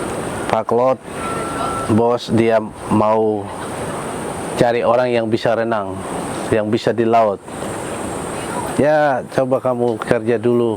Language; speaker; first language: Indonesian; non-native, local second language; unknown